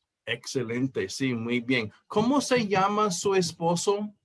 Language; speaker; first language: Spanish; non-native, fluent; English